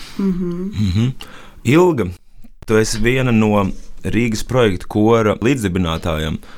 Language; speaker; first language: Latvian; native; Latvian